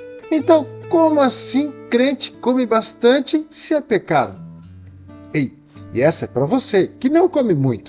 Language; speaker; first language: Portuguese; native; Portuguese